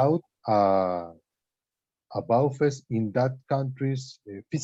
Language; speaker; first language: English; non-native, learner; Spanish